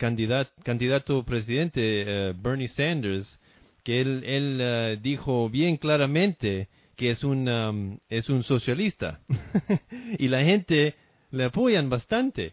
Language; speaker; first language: Spanish; non-native, fluent; English